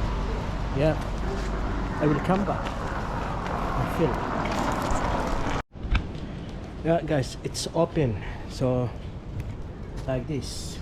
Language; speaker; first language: English; non-native, fluent; Somali